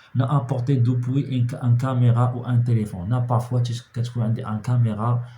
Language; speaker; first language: French; non-native, local second language; Arabic